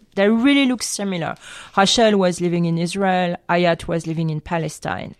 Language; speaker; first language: English; non-native, fluent; French